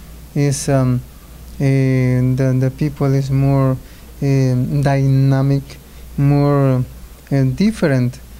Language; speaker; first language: English; non-native, learner; Spanish